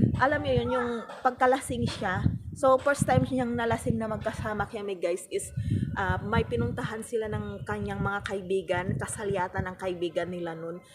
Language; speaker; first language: Filipino; non-native, local second language; Iloko